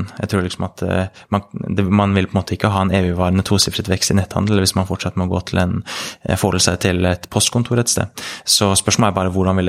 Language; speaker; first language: Norwegian; native; Norwegian